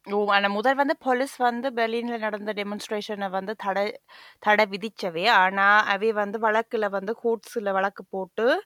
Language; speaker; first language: Tamil; native; Tamil